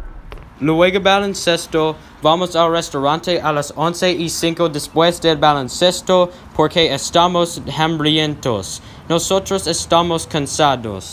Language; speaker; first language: Spanish; non-native, learner; English